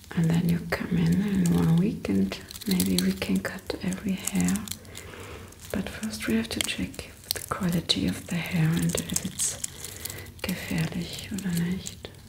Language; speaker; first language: English; non-native, fluent; German